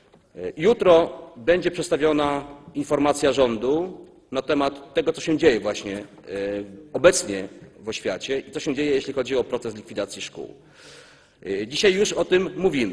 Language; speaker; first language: Polish; native; Polish